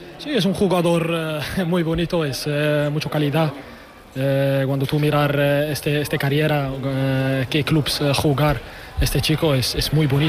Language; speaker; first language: Spanish; non-native, learner; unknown